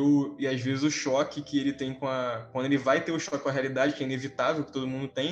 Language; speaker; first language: Portuguese; native; Portuguese